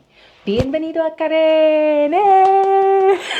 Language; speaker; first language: Spanish; non-native, learner; English